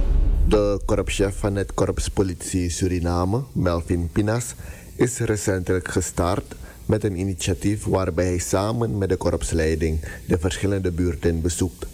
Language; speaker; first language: Dutch; native; Dutch